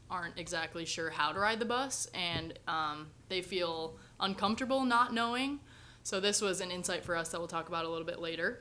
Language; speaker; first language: English; native; English